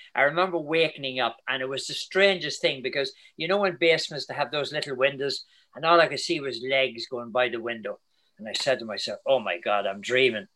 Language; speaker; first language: English; native; English